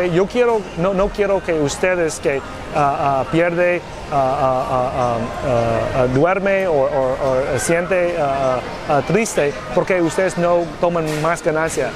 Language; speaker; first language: Spanish; non-native, learner; English